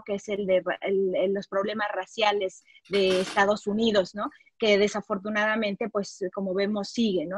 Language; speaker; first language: Spanish; native; Spanish